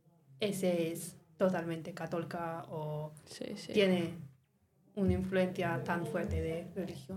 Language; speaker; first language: Spanish; non-native, learner; English